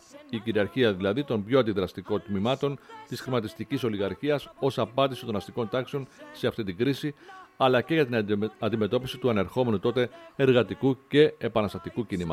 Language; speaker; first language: Greek; native; Greek